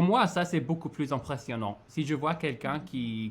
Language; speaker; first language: French; non-native, fluent; English